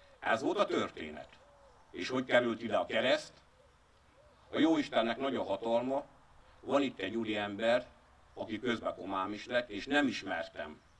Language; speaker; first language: Hungarian; native; Hungarian